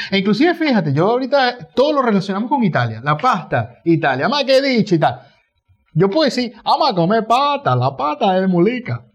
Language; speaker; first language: Spanish; native; Spanish